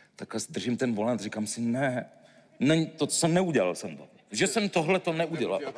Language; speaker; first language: Czech; native; Czech